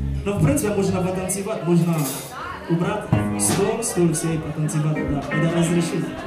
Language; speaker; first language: Russian; non-native, learner; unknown